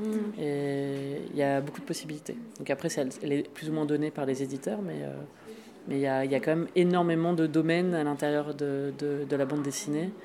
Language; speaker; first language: French; native; French